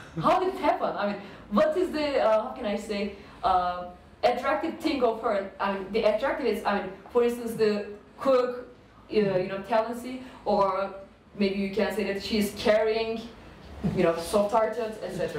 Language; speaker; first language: English; non-native, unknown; Turkish